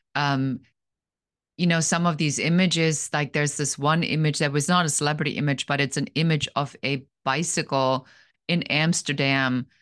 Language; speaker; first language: English; non-native, fluent; German